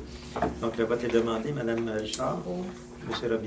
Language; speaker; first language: French; native; French